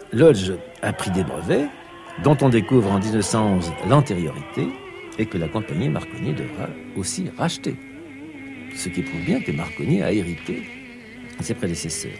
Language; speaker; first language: French; native; French